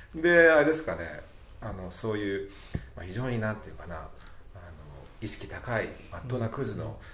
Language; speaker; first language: Japanese; native; Japanese